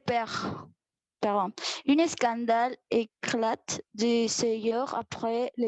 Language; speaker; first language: French; non-native, learner; Spanish